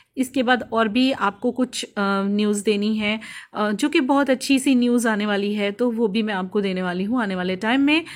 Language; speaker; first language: Hindi; native; Hindi